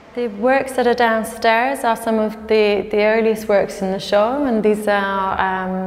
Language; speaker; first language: English; native; English